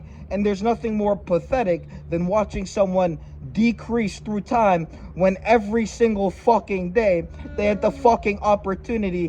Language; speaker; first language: English; native; English